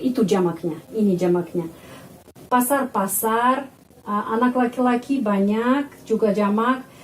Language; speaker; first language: Indonesian; non-native, fluent; Russian